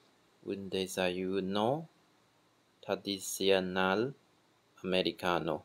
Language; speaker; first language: Spanish; non-native, learner; Chinese